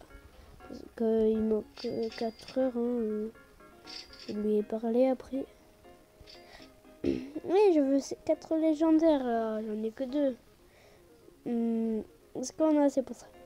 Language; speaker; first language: French; native; French